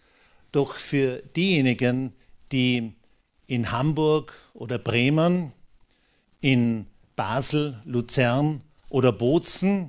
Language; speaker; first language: German; native; German